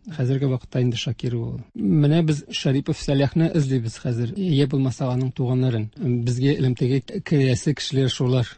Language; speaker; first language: Tatar; native; Tatar